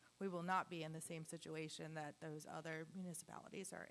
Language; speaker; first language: English; native; English